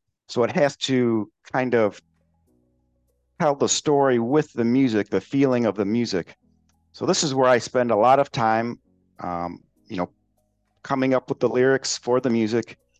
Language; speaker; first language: English; native; English